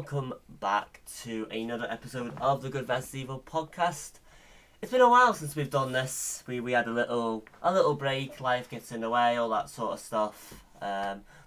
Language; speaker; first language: English; native; English